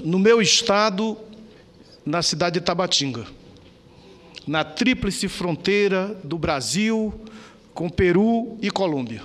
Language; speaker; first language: Portuguese; native; Portuguese